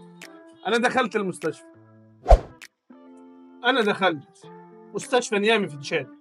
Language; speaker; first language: Arabic; native; Arabic